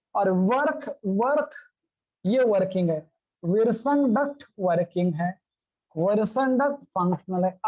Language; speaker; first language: Hindi; non-native, local second language; Marathi